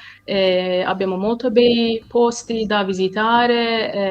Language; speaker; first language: Italian; non-native, fluent; Turkish